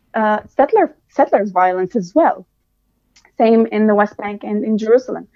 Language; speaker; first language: English; non-native, fluent; Arabic